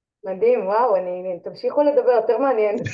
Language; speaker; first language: Hebrew; native; Hebrew